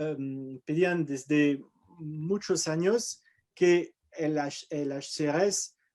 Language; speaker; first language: Spanish; non-native, fluent; French